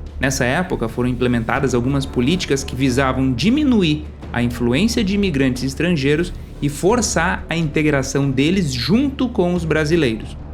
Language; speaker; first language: Portuguese; native; Portuguese